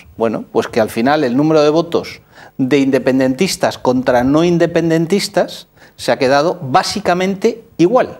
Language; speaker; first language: Spanish; native; Spanish